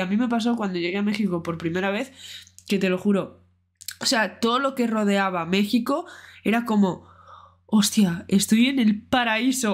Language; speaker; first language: Spanish; native; Spanish